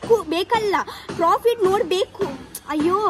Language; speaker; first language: Kannada; non-native, local second language; Tulu